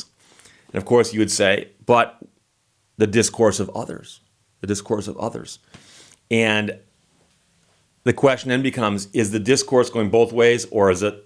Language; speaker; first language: English; native; English